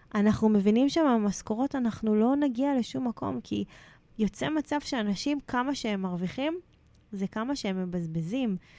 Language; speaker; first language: Hebrew; native; Hebrew